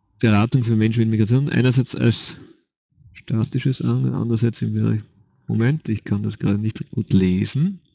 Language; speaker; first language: German; native; German